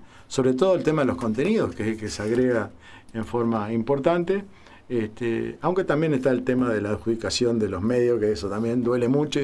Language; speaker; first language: Spanish; native; Spanish